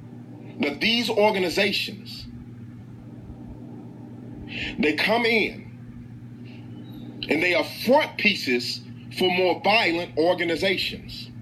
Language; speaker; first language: English; native; English